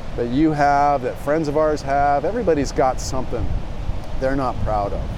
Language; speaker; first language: English; native; English